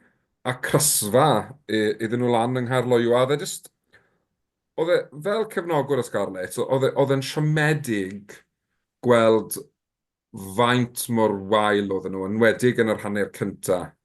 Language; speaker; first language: Welsh; native; Welsh